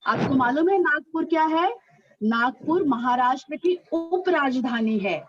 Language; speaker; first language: Hindi; non-native, local second language; Marathi